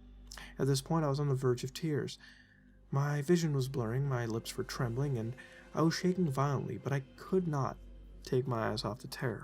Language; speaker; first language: English; native; English